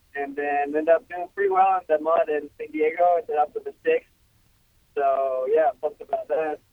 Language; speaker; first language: English; non-native, fluent; Spanish